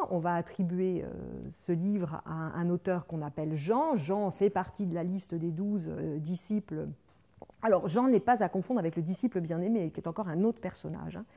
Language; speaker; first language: French; native; French